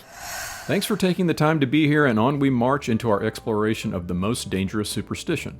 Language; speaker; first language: English; native; English